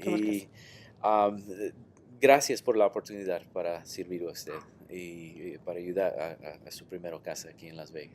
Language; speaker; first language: Spanish; non-native, learner; English